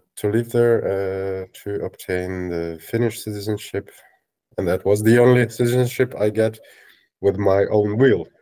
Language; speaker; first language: English; non-native, fluent; Russian